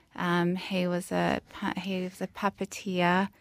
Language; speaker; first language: English; native; English